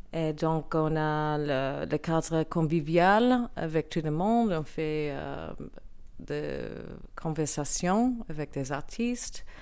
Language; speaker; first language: French; non-native, learner; English